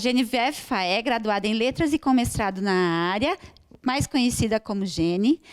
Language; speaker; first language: Portuguese; native; Portuguese